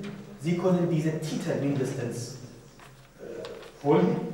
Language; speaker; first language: German; non-native, fluent; Persian